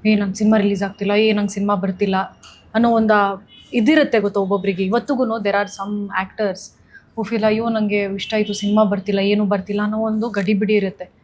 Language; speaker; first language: Kannada; non-native, local second language; Konkani